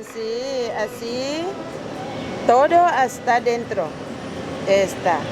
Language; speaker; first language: Spanish; non-native, learner; Thai